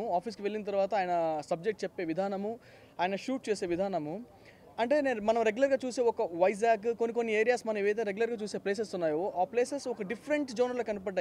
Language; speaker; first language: Telugu; native; Telugu